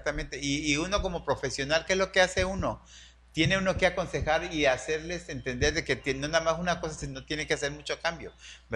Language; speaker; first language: Spanish; native; Spanish